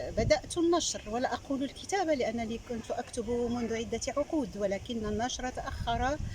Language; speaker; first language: Arabic; non-native, local second language; Tachelhit